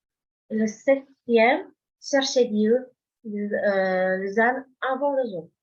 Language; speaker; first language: French; non-native, fluent; Indonesian